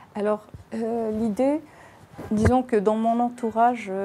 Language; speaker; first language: French; non-native, local second language; Arabic